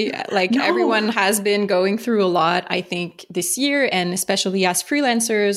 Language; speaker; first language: English; non-native, fluent; French